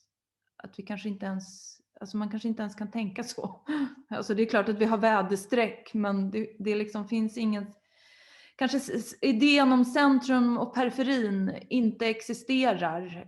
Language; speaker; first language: Swedish; native; Swedish